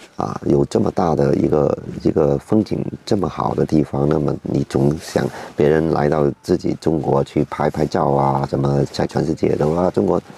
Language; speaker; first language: Chinese; native; Chinese